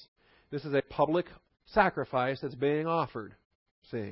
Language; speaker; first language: English; native; English